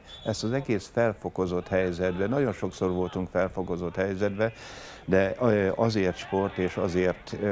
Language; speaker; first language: Hungarian; native; Hungarian